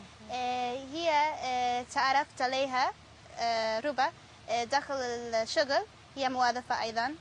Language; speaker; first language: Arabic; non-native, learner; English